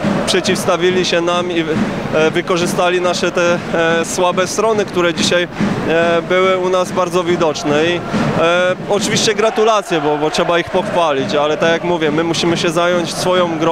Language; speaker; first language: Polish; native; Polish